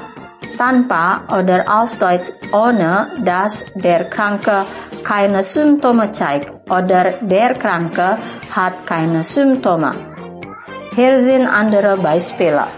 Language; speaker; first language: German; non-native, fluent; Indonesian